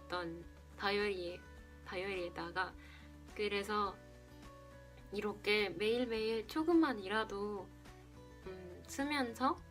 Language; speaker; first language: Korean; non-native, fluent; Spanish